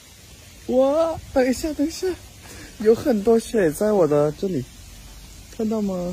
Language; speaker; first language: Chinese; non-native, learner; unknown